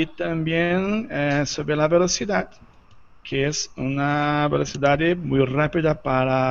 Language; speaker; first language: Spanish; non-native, learner; Portuguese